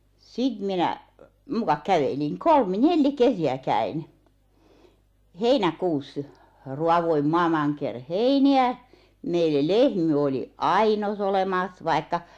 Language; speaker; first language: Finnish; non-native, local second language; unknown